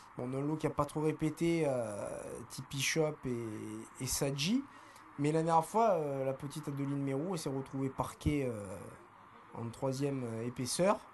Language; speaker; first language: French; native; French